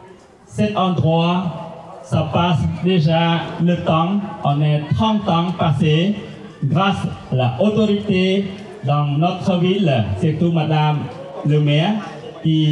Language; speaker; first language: French; non-native, fluent; Khmer